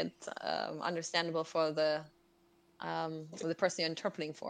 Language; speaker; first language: English; non-native, fluent; German